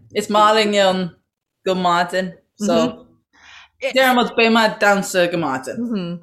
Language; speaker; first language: Irish; native; Irish